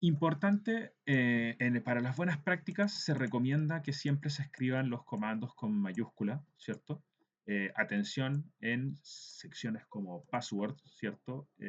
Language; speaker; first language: Spanish; native; Spanish